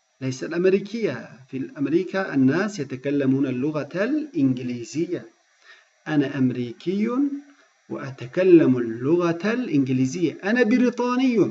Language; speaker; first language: Arabic; non-native, fluent; Turkish